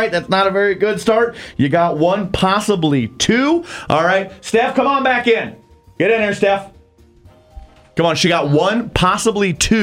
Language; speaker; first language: English; native; English